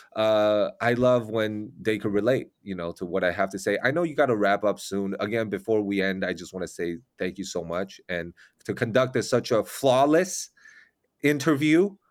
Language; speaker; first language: English; non-native, fluent; Chinese